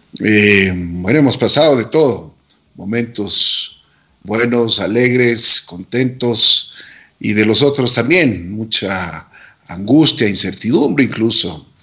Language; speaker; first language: Spanish; native; Spanish